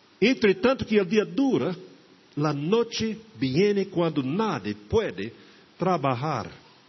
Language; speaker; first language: Portuguese; non-native, fluent; English